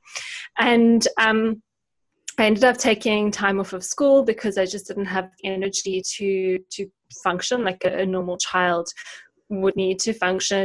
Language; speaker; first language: English; native; English